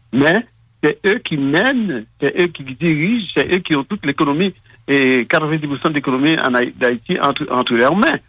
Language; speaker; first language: French; non-native, local second language; Haitian Creole